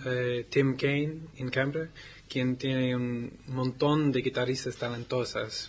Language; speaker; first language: Spanish; non-native, learner; English